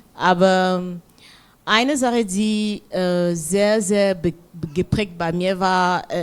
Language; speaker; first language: German; non-native, fluent; French